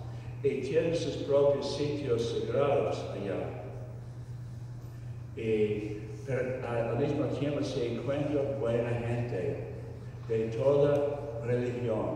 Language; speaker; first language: Spanish; non-native, fluent; English